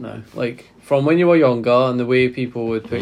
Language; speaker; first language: English; native; English